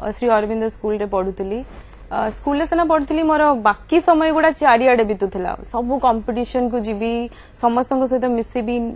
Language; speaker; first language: Odia; native; Odia